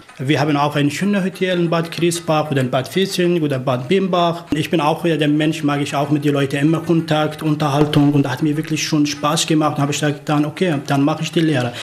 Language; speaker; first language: German; non-native, fluent; Arabic